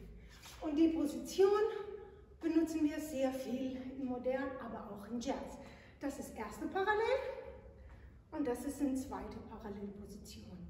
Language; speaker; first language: German; non-native, fluent; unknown